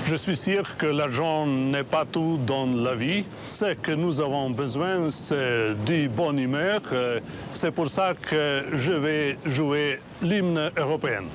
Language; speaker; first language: French; non-native, fluent; Slovenian